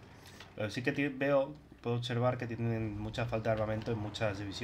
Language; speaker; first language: Spanish; native; Spanish